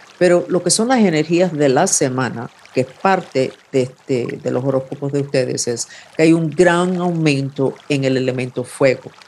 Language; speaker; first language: Spanish; non-native, fluent; English